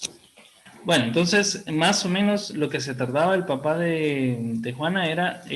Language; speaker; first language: Spanish; native; Spanish